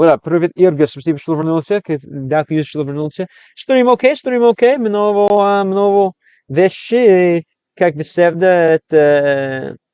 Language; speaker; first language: Russian; non-native, learner; English